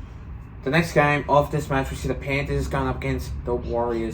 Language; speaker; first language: English; native; English